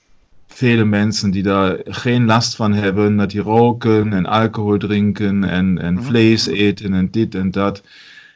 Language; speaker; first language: Dutch; non-native, learner; German